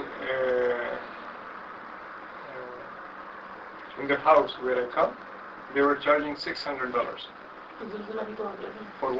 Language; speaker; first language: English; non-native, learner; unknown